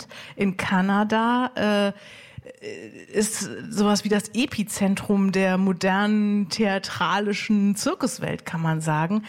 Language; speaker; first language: German; native; German